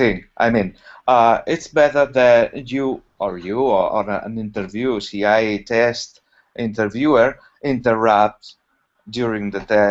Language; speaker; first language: English; non-native, learner; Italian